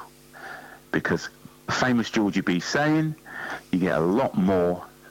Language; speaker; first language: English; native; English